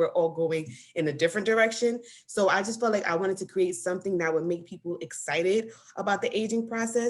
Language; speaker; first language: English; native; English